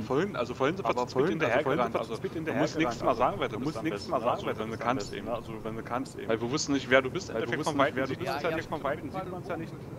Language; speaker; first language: German; native; German